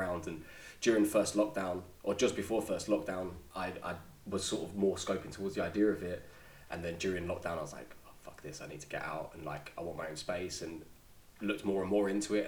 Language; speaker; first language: English; native; English